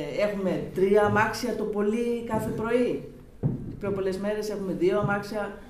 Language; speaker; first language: Greek; non-native, learner; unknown